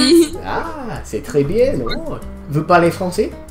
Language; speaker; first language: French; non-native, learner; English